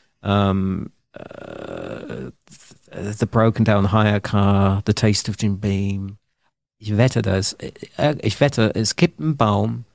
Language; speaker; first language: German; non-native, fluent; English